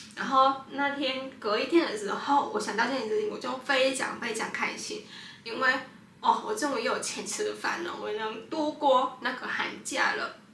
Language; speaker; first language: Chinese; non-native, fluent; Vietnamese